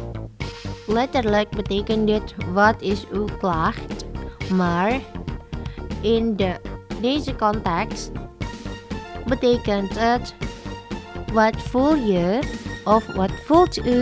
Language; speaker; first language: Dutch; non-native, fluent; Indonesian